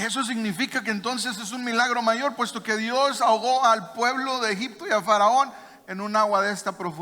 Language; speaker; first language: Spanish; native; Spanish